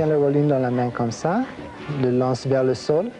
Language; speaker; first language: French; non-native, fluent; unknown